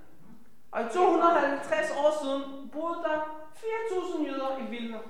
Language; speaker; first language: Danish; non-native, fluent; Hebrew